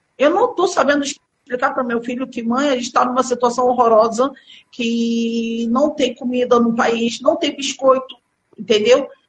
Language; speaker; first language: Portuguese; early bilingual, other home language; Arabic